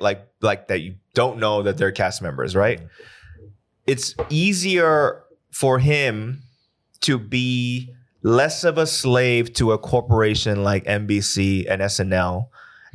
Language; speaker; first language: English; native; English